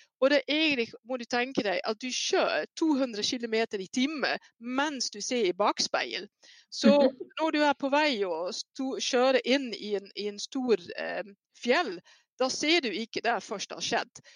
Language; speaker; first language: Norwegian; non-native, fluent; Dutch